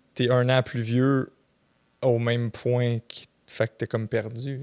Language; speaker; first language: French; native; French